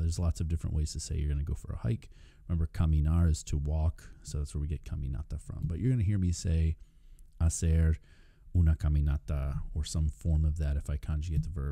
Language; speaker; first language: English; native; English